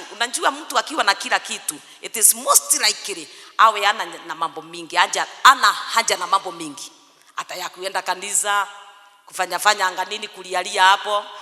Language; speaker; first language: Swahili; non-native, local second language; Kikuyu